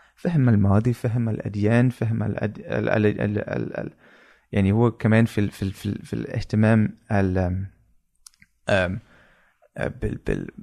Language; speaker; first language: Arabic; non-native, fluent; German